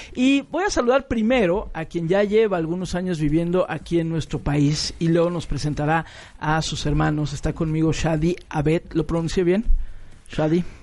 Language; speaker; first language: Spanish; native; Spanish